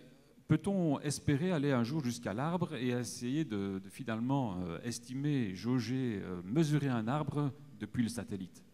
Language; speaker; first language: French; native; French